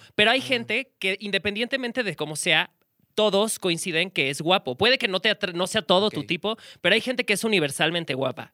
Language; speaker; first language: Spanish; native; Spanish